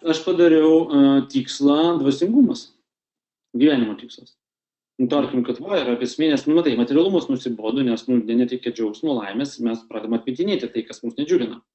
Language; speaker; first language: Lithuanian; non-native, local second language; Russian